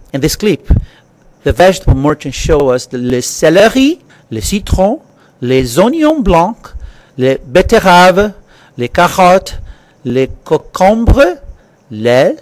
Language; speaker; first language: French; non-native, fluent; English